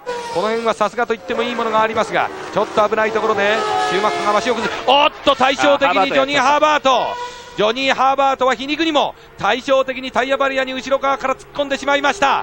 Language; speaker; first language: Japanese; native; Japanese